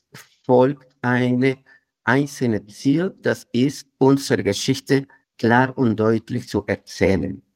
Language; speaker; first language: German; non-native, fluent; Spanish